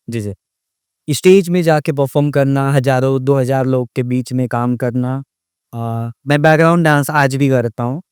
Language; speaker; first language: Hindi; non-native, local second language; Odia